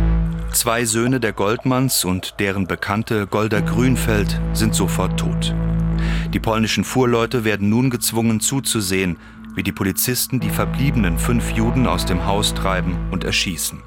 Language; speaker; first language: German; native; German